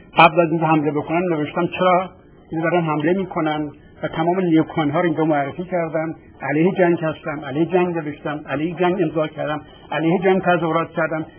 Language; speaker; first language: Persian; native; Persian